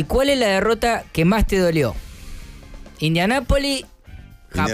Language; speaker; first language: Spanish; native; Spanish